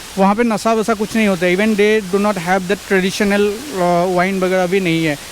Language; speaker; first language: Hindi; non-native, local second language; Assamese